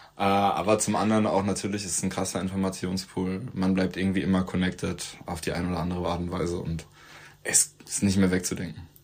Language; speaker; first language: German; early bilingual, other home language; Turkish